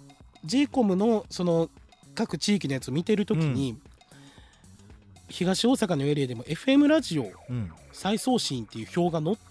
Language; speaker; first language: Japanese; native; Japanese